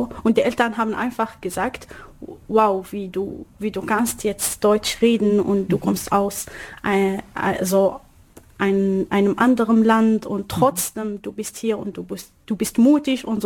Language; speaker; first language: German; non-native, learner; Arabic